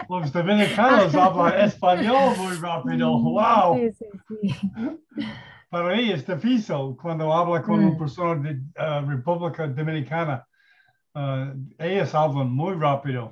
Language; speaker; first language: Spanish; non-native, learner; English